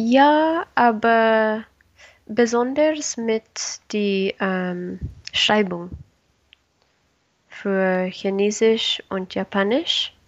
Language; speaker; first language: German; non-native, learner; Spanish